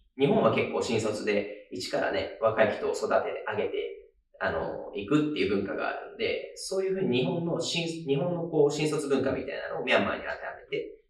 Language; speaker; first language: Japanese; native; Japanese